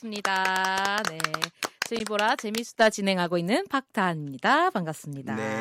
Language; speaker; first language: Korean; native; Korean